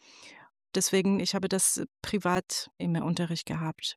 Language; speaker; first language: German; non-native, fluent; Persian